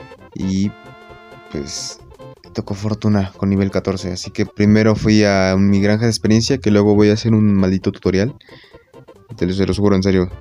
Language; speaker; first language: Spanish; native; Spanish